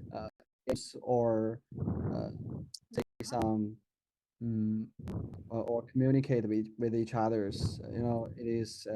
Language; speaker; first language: English; non-native, learner; Chinese